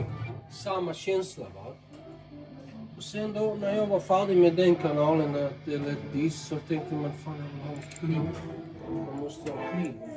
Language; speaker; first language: Swedish; native; Swedish